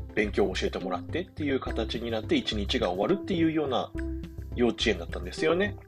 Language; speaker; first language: Japanese; early bilingual, other home language; Chinese